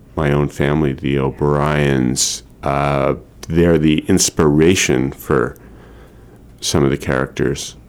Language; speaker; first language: English; native; English